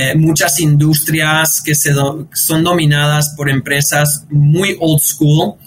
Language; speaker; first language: Spanish; early bilingual, heritage; Spanish